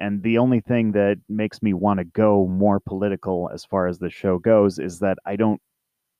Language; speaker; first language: English; native; English